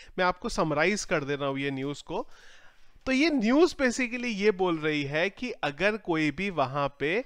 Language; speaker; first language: Hindi; native; Hindi